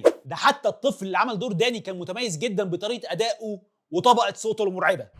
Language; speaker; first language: Arabic; native; Arabic